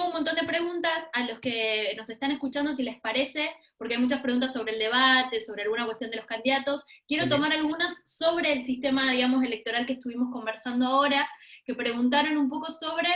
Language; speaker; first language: Spanish; native; Spanish